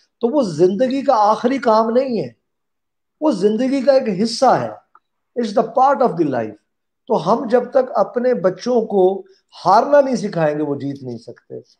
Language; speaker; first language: Urdu; non-native, local second language; Punjabi